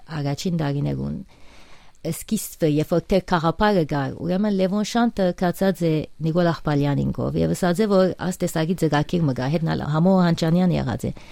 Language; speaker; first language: Armenian; early bilingual, heritage; Armenian